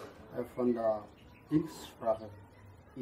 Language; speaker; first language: German; non-native, learner; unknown